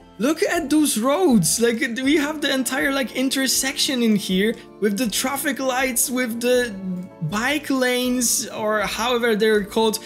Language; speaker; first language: English; non-native, fluent; Polish